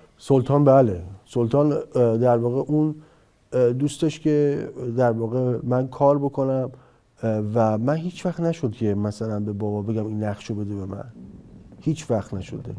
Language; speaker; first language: Persian; early bilingual, heritage; Persian